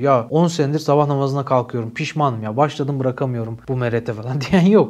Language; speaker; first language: Turkish; native; Turkish